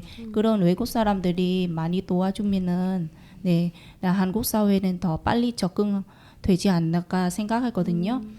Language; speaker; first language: Korean; non-native, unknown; Vietnamese